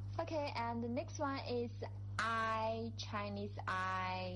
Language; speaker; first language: English; non-native, fluent; Chinese